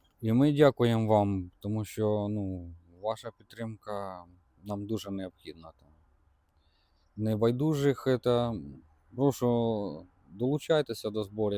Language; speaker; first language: Ukrainian; non-native, local second language; Russian